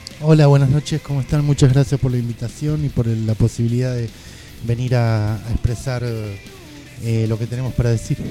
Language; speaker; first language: Spanish; native; Spanish